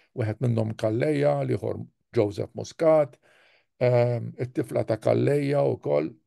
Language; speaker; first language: Maltese; native; Maltese